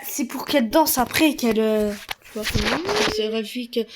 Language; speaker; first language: French; native; French